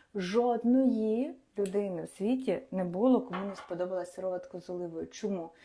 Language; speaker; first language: Ukrainian; non-native, local second language; Russian